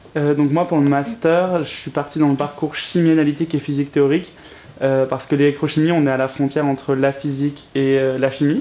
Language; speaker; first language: French; native; French